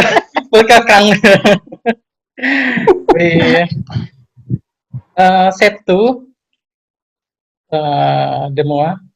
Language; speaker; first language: French; non-native, learner; Indonesian